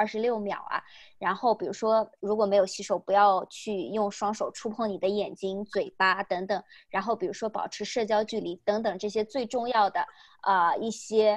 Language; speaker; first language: Chinese; native; Chinese